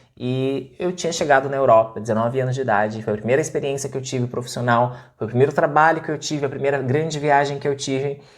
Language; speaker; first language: Portuguese; native; Portuguese